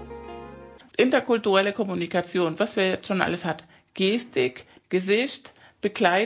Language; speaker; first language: German; non-native, fluent; Spanish